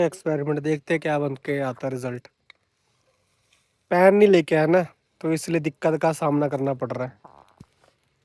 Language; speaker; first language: Hindi; non-native, local second language; Punjabi